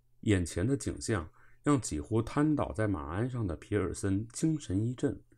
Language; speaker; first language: Chinese; native; Chinese